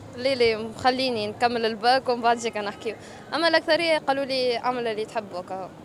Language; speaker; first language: Arabic; native; Arabic